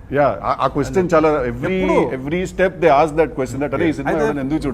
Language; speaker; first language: Telugu; native; Telugu